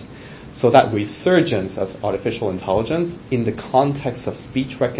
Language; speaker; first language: English; non-native, local second language; Cantonese